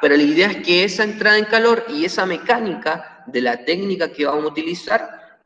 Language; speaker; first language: Spanish; native; Spanish